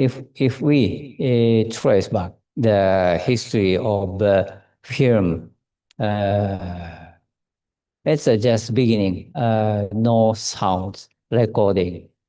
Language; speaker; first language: English; non-native, learner; Japanese